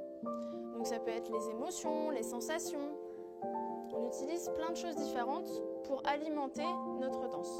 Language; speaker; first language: French; native; French